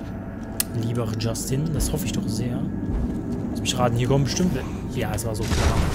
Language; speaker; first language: German; native; German